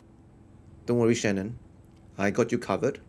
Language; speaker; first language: English; native; English